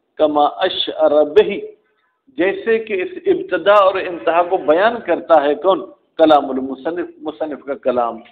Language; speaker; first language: Urdu; non-native, local second language; Sindhi